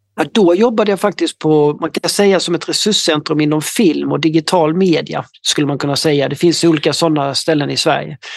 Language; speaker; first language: Swedish; native; Swedish